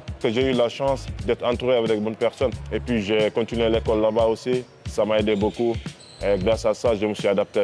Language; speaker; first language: French; non-native, local second language; Wolof